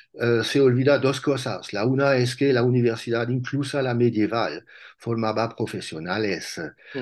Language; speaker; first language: Spanish; non-native, fluent; French